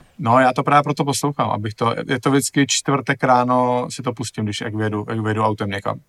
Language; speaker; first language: Czech; native; Czech